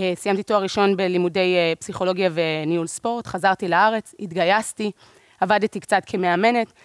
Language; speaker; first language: Hebrew; native; Hebrew